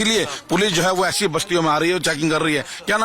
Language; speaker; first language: Hindi; native; Hindi